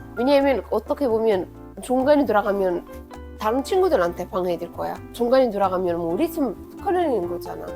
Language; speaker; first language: Korean; non-native, fluent; Arabic